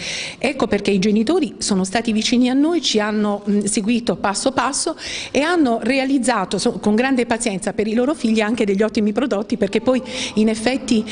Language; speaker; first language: Italian; native; Italian